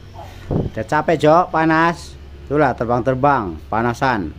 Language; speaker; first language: Indonesian; native; Indonesian